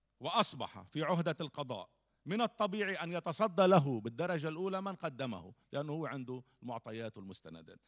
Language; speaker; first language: Arabic; native; Arabic